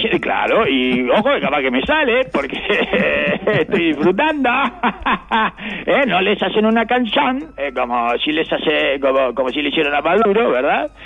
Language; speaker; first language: Spanish; native; Spanish